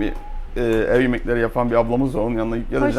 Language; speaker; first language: Turkish; native; Turkish